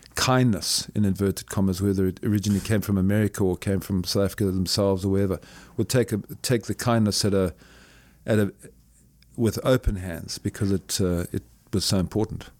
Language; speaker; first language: English; native; English